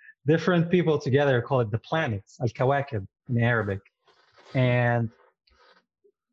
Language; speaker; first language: English; non-native, fluent; Arabic